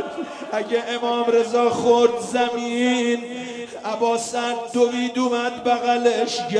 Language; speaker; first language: Persian; native; Persian